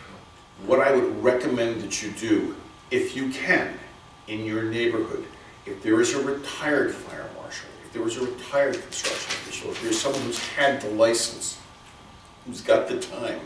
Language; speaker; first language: English; native; English